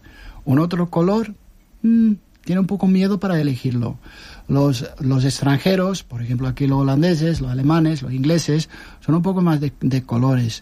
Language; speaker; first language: Spanish; non-native, fluent; Dutch